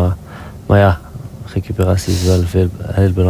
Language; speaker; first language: Dutch; non-native, local second language; French